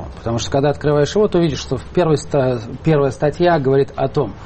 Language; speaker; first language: Russian; native; Russian